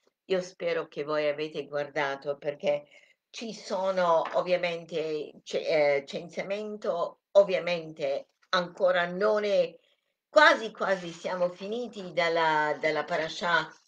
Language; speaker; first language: Italian; non-native, fluent; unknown